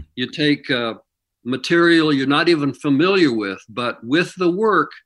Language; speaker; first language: English; native; English